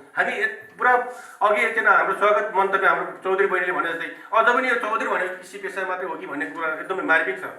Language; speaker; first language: Nepali; native; Nepali